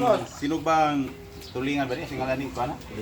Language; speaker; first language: Filipino; non-native, local second language; Cebuano